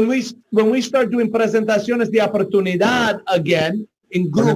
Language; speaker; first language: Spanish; non-native, learner; English